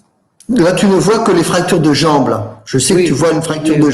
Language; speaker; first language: French; native; French